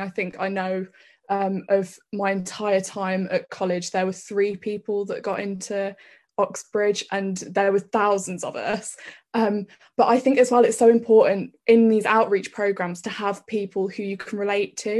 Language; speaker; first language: English; native; English